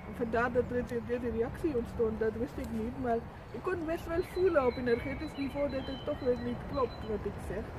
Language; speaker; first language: Dutch; non-native, fluent; Urdu